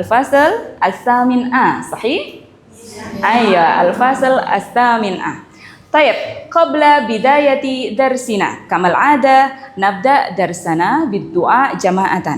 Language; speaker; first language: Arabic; non-native, fluent; Indonesian